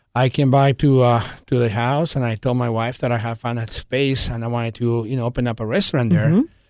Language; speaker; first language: English; early bilingual, other home language; Spanish